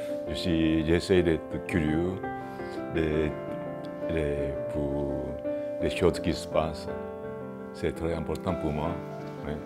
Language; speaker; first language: French; non-native, fluent; Japanese